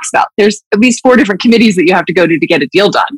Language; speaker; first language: English; native; English